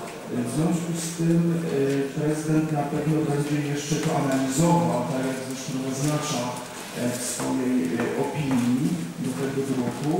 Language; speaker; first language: Polish; native; Polish